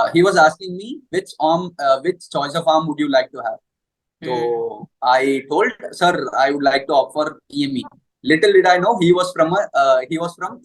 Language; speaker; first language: English; non-native, local second language; Hindi